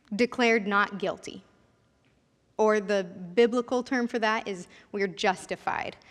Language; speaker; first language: English; native; English